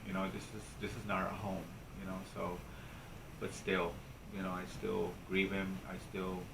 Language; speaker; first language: English; native; English